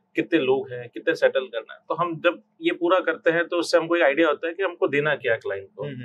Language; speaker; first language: Hindi; native; Hindi